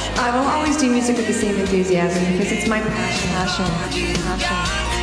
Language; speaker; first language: English; native; English